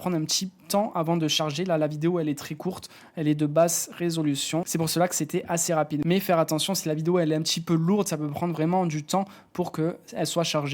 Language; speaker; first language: French; native; French